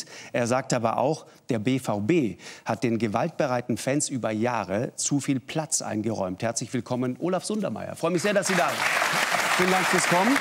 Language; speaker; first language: German; native; German